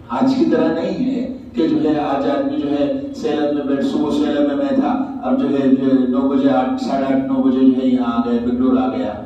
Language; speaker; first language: Urdu; native; Urdu